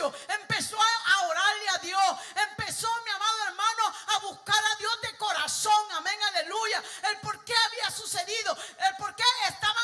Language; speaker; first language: Spanish; native; Spanish